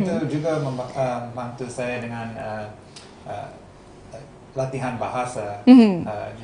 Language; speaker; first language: Indonesian; non-native, fluent; English